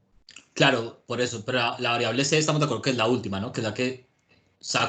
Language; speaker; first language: Spanish; native; Spanish